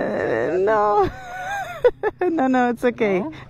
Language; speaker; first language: English; non-native, fluent; German